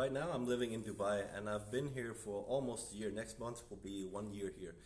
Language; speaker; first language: English; non-native, fluent; Danish